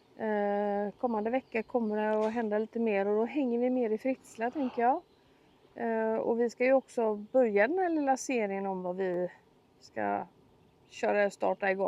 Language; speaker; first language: Swedish; native; Swedish